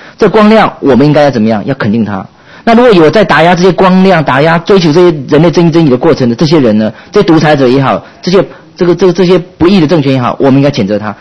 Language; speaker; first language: Chinese; native; Chinese